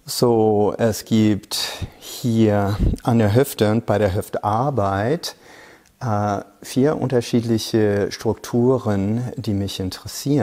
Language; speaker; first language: German; non-native, fluent; English